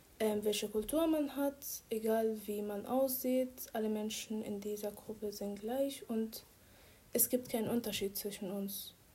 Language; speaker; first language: German; non-native, fluent; Arabic